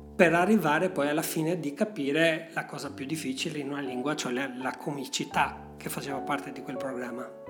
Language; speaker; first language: Italian; non-native, fluent; Albanian